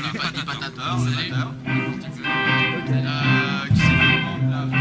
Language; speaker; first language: French; native; French